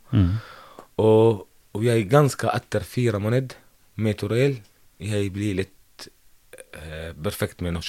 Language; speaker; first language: Norwegian; non-native, learner; Arabic